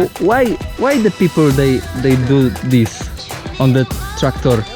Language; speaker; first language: English; non-native, learner; Polish